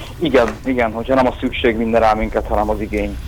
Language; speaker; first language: Hungarian; native; Hungarian